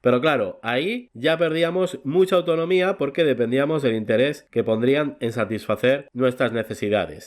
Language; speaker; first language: Spanish; native; Spanish